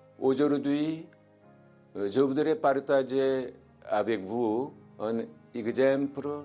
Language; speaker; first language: French; non-native, fluent; Korean